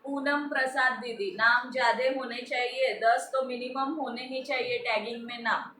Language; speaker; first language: Hindi; non-native, local second language; Marathi